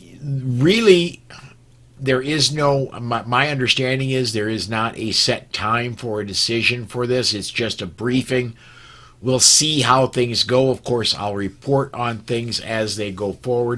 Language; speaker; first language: English; native; English